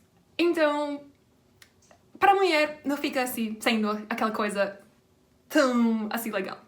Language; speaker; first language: Portuguese; non-native, fluent; English